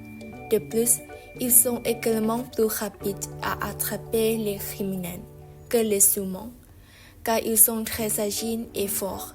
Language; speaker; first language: French; non-native, learner; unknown